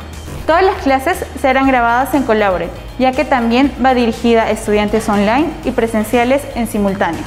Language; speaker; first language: Spanish; native; Spanish